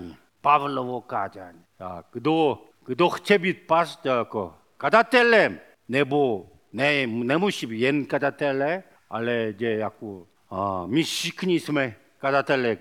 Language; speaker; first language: Czech; non-native, learner; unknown